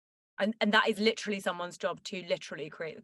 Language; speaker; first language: English; native; English